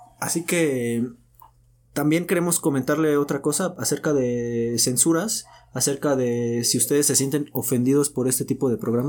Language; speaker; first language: Spanish; native; Spanish